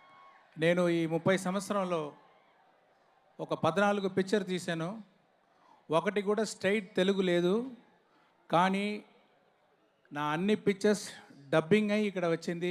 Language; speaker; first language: Telugu; non-native, learner; Tamil